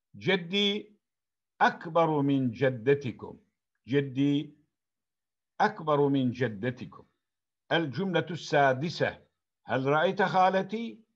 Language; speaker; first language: Arabic; non-native, fluent; Turkish